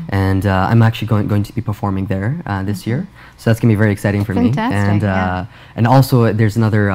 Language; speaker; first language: English; native; English